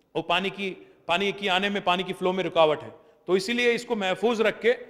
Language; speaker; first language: Hindi; non-native, local second language; Telugu